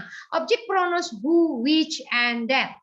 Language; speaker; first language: English; non-native, learner; Indonesian